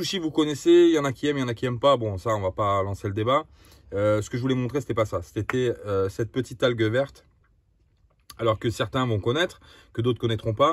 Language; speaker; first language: French; native; French